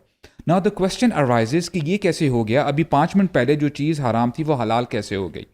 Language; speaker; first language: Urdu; native; Urdu